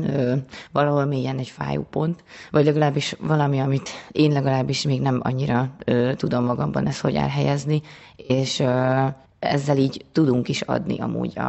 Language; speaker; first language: Hungarian; native; Hungarian